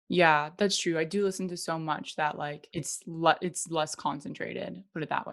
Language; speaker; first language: English; native; English